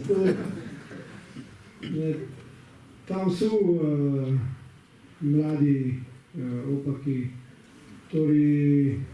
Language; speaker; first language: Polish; non-native, learner; Slovak